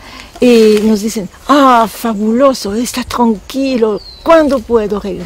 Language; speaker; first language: Spanish; non-native, fluent; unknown